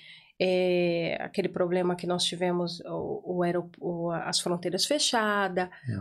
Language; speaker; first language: Portuguese; native; Portuguese